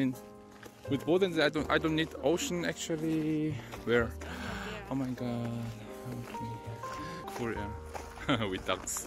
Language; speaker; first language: English; non-native, learner; Korean